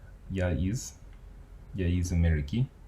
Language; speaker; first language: Russian; non-native, learner; English